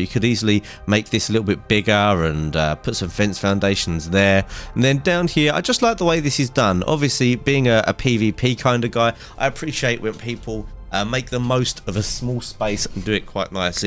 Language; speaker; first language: English; native; English